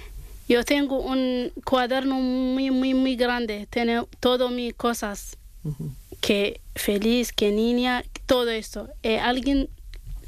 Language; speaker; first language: Spanish; non-native, learner; Arabic